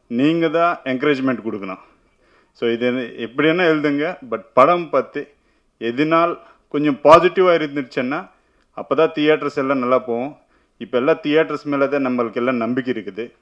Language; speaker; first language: Tamil; non-native, learner; Telugu